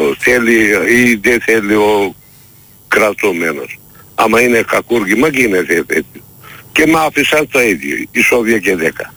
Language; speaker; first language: Greek; non-native, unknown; Turkish